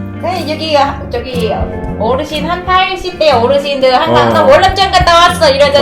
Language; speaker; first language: Korean; non-native, fluent; Vietnamese